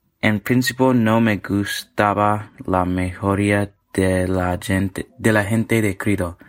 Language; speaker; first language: Spanish; non-native, learner; English